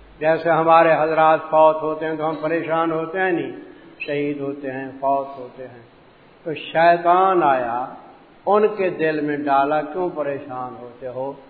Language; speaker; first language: Urdu; non-native, local second language; Punjabi